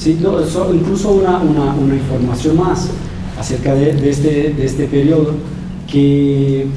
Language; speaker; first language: Spanish; non-native, fluent; Portuguese